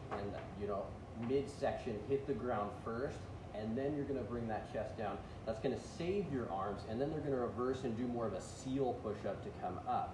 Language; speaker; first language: English; native; English